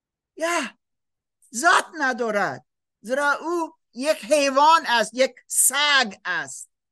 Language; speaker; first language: Persian; non-native, learner; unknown